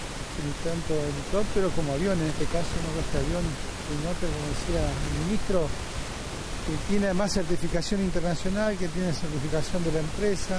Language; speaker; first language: Spanish; native; Spanish